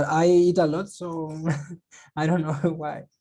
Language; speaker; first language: English; non-native, learner; Spanish